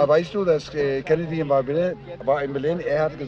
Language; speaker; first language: German; non-native, learner; English